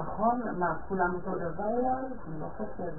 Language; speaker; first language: Hebrew; non-native, learner; French